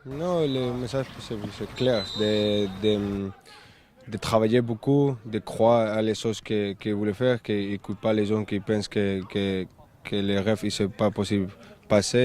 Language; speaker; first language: French; non-native, fluent; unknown